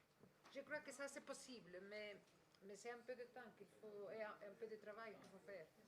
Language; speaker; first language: French; non-native, fluent; Spanish